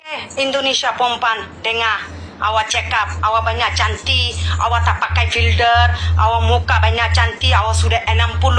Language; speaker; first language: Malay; non-native, learner; Bangla